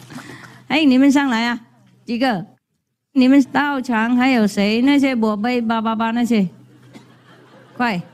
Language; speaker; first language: Chinese; non-native, fluent; Vietnamese